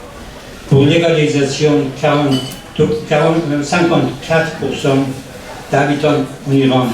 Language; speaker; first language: French; non-native, learner; Persian